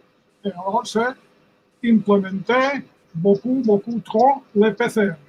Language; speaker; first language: French; non-native, fluent; Spanish